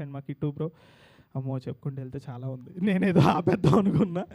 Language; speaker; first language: Telugu; native; Telugu